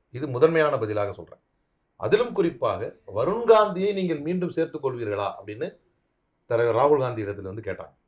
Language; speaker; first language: Tamil; native; Tamil